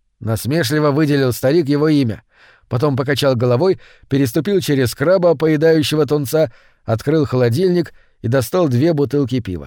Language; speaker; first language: Russian; native; Russian